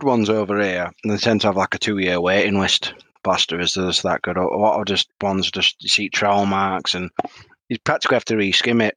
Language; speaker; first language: English; native; English